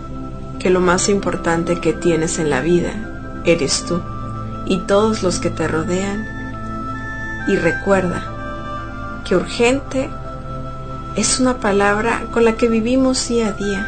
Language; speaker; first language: Spanish; native; Spanish